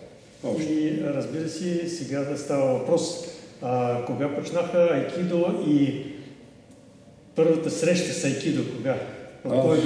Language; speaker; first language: Bulgarian; non-native, learner; Russian